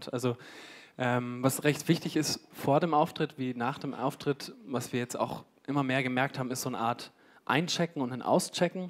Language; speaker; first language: German; native; German